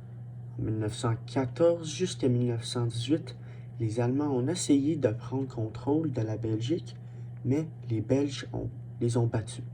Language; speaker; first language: French; non-native, learner; English